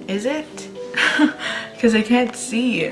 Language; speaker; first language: English; native; English